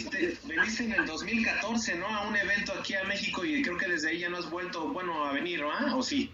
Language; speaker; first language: Spanish; native; Spanish